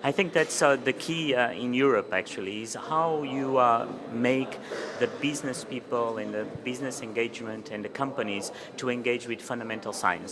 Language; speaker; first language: English; non-native, fluent; Portuguese